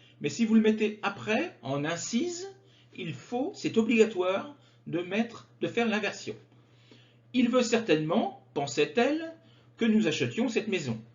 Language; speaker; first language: French; native; French